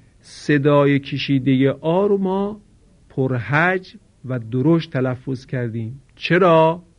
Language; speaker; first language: Persian; native; Persian